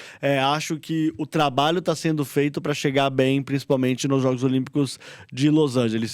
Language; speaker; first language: Portuguese; native; Portuguese